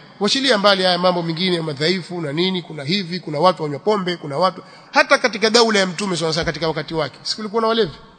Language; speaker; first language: Swahili; native; Swahili